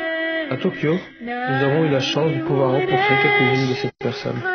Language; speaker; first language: French; native; French